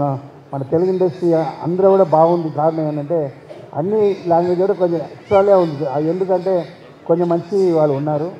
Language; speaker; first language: Telugu; non-native, learner; Tamil